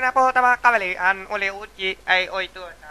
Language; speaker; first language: Finnish; non-native, learner; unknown